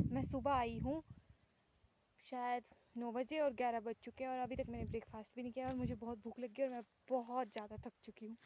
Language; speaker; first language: Hindi; native; Hindi